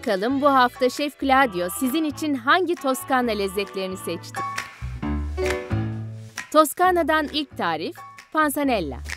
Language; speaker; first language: Turkish; native; Turkish